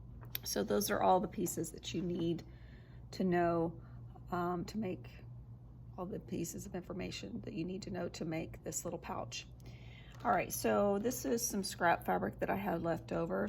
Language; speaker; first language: English; native; English